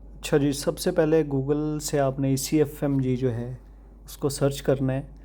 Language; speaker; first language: Urdu; non-native, local second language; Punjabi